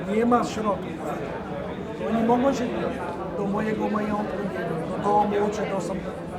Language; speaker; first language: Polish; non-native, learner; Italian